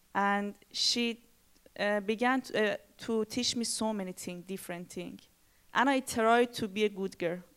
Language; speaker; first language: English; non-native, learner; Persian